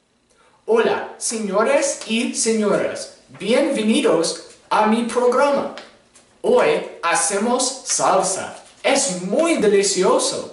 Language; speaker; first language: Spanish; non-native, learner; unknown